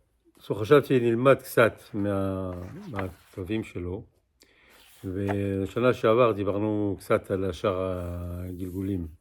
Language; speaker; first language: Hebrew; non-native, fluent; English